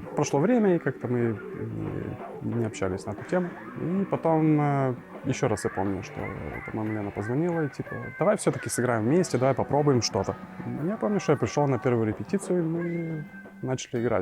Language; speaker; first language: Russian; native; Russian